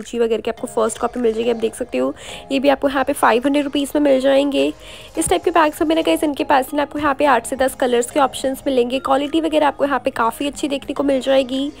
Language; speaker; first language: Hindi; native; Hindi